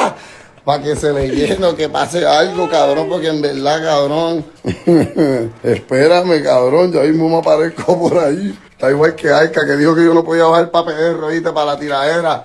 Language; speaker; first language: Spanish; native; Spanish